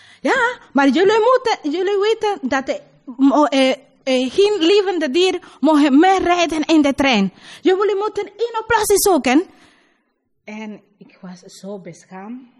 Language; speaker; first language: Dutch; non-native, learner; Spanish